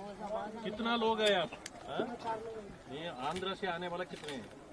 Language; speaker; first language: Hindi; non-native, local second language; Kannada